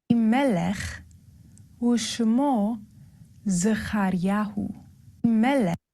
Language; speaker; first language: Hebrew; non-native, learner; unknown